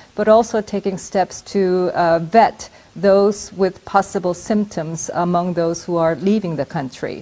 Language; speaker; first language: English; non-native, fluent; Korean